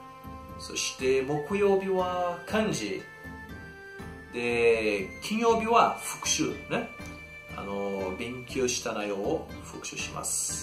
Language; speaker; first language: Japanese; non-native, fluent; Portuguese